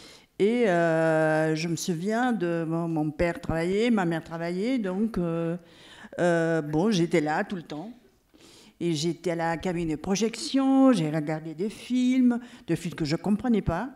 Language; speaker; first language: French; non-native, fluent; Catalan